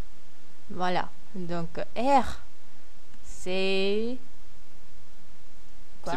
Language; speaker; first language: French; non-native, fluent; Japanese